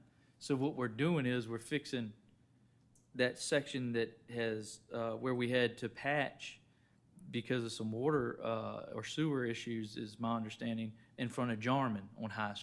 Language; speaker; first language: English; native; English